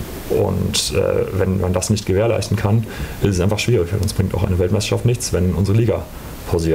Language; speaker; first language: German; native; German